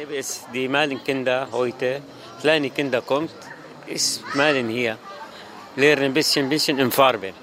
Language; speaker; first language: German; non-native, learner; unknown